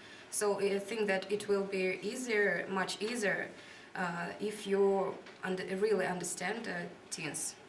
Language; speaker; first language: English; non-native, learner; Russian